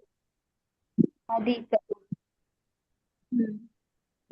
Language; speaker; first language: Arabic; non-native, learner; Urdu